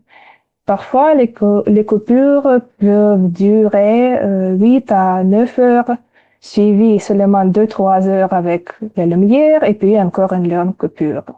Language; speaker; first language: French; non-native, fluent; Ukrainian